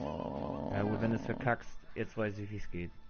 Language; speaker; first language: German; native; German